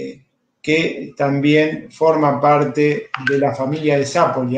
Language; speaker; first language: Spanish; native; Spanish